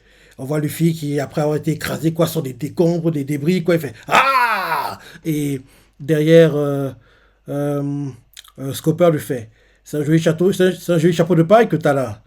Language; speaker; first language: French; native; French